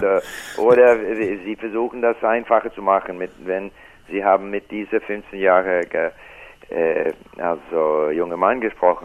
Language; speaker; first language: German; non-native, learner; English